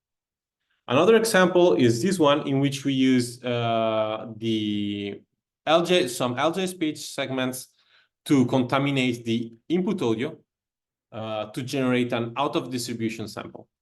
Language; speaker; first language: English; non-native, fluent; Italian